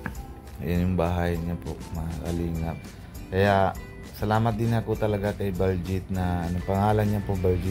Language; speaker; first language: Filipino; non-native, learner; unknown